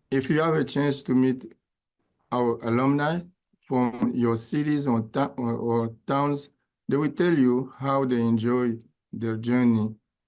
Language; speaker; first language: English; non-native, fluent; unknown